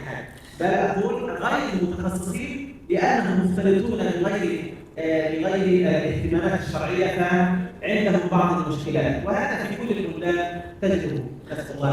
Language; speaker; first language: Arabic; native; Arabic